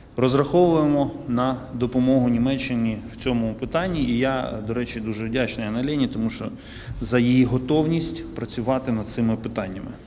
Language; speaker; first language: Ukrainian; native; Ukrainian